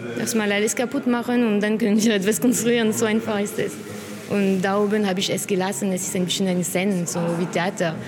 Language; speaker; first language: German; non-native, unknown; French